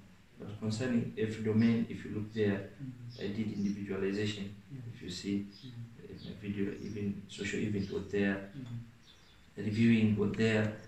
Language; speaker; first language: English; non-native, local second language; Swahili